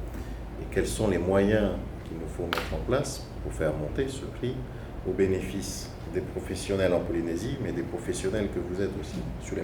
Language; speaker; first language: French; native; French